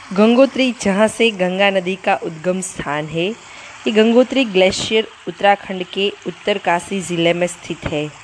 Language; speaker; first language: Hindi; non-native, local second language; Gujarati